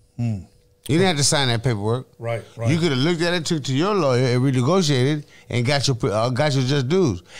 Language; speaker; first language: English; native; English